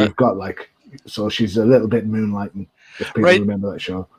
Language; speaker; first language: English; native; English